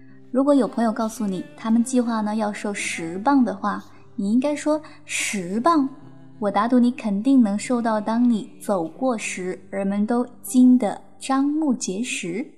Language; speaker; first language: Chinese; native; Chinese